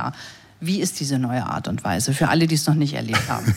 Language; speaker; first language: German; native; German